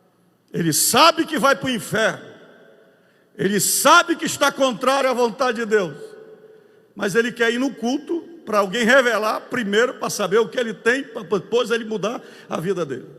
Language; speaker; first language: Portuguese; native; Portuguese